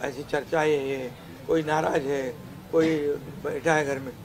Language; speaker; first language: Hindi; non-native, local second language; Marathi